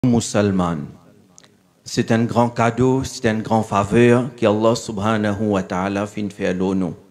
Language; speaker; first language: French; non-native, local second language; Morisyen